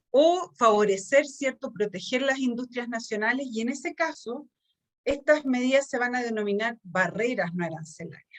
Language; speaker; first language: Spanish; native; Spanish